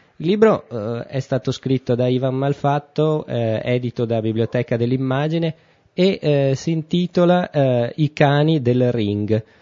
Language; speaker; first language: Italian; native; Italian